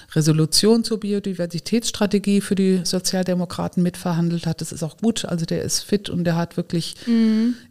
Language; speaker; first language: German; native; German